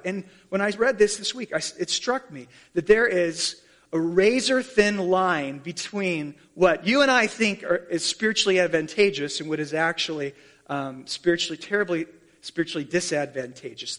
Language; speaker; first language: English; native; English